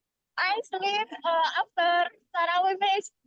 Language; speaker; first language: English; non-native, learner; Indonesian